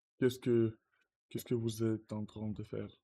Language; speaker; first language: French; non-native, learner; Russian